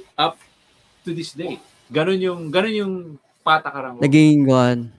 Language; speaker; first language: Filipino; native; Filipino